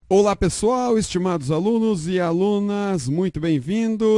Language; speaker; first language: Portuguese; native; Portuguese